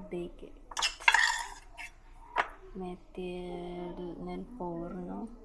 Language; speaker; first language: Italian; non-native, learner; Filipino